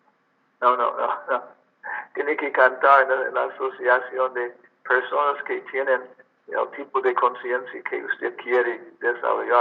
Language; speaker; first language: Spanish; non-native, learner; English